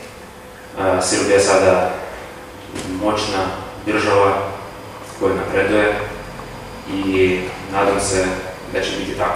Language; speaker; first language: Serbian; non-native, fluent; Russian